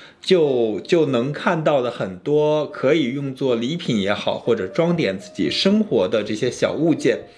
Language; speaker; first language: Chinese; native; Chinese